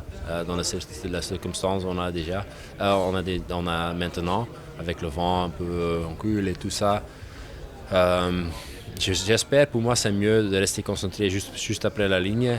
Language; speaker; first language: French; non-native, learner; Dutch